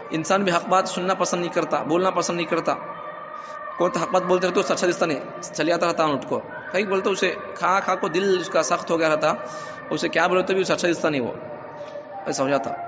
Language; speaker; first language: Urdu; native; Urdu